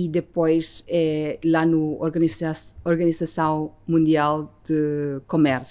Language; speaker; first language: Portuguese; non-native, fluent; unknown